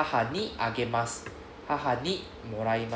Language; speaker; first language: Japanese; non-native, fluent; English